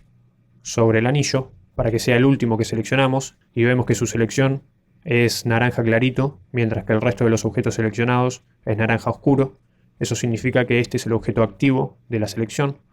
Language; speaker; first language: Spanish; native; Spanish